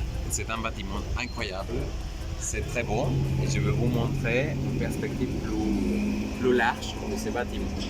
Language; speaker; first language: French; non-native, fluent; Spanish